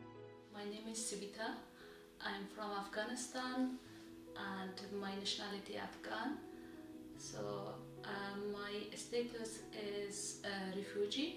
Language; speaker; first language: English; non-native, learner; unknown